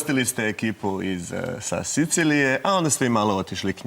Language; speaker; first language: Croatian; native; Croatian